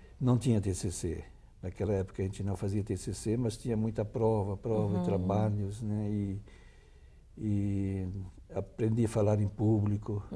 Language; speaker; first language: Portuguese; non-native, local second language; German